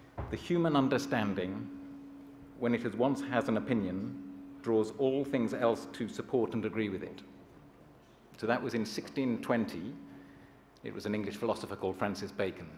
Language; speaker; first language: English; native; English